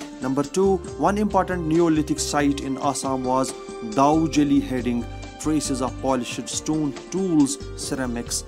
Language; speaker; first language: Urdu; non-native, local second language; Kashmiri